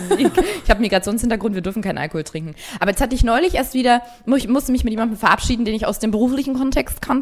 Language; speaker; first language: German; native; German